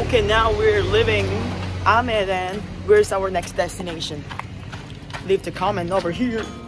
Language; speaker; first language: English; non-native, fluent; Korean